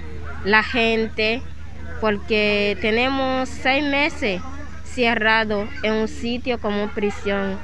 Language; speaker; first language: Spanish; non-native, learner; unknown